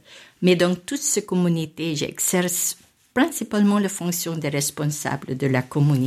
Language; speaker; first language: French; non-native, fluent; Filipino